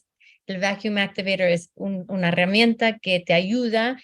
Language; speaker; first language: Spanish; non-native, fluent; English